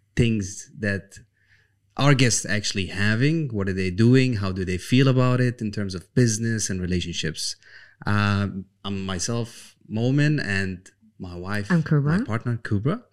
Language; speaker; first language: English; non-native, fluent; Arabic